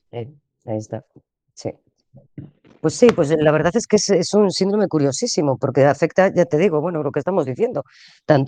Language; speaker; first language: Spanish; native; Spanish